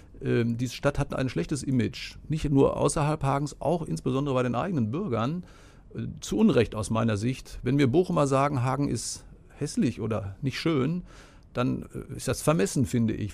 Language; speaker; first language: German; native; German